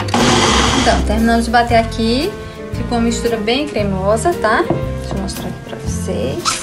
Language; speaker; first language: Portuguese; native; Portuguese